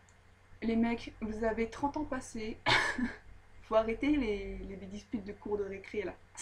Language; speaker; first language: French; native; French